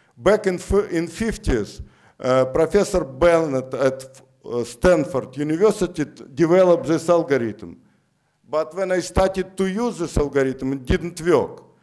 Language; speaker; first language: English; non-native, fluent; Russian